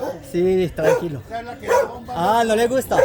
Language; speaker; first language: Spanish; non-native, learner; French